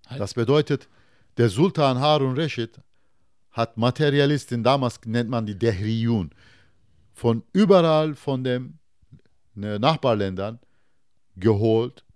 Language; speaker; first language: German; non-native, fluent; Turkish